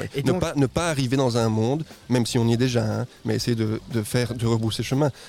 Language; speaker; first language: French; non-native, fluent; Spanish